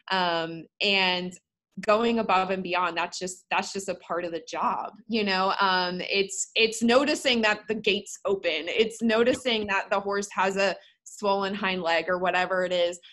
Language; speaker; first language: English; native; English